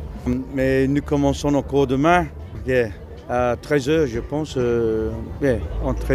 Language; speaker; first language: French; non-native, learner; English